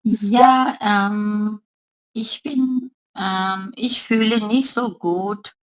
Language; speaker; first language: German; non-native, learner; Urdu